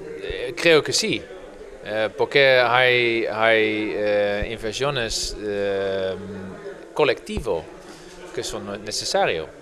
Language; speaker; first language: Spanish; non-native, fluent; Dutch